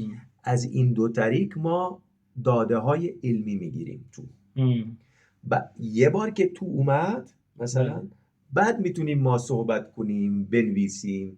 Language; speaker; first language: Persian; non-native, fluent; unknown